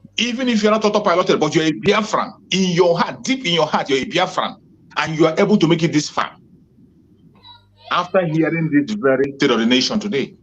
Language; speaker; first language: English; non-native, local second language; Igbo